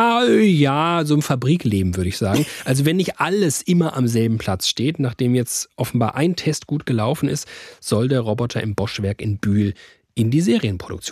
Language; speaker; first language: German; native; German